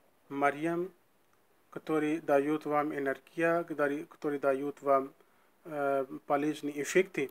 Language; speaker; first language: Russian; non-native, learner; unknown